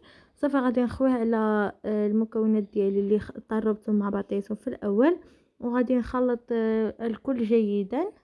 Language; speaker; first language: Arabic; native; Arabic